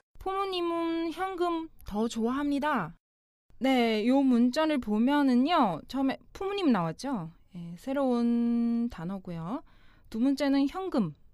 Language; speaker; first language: Korean; non-native, fluent; Chinese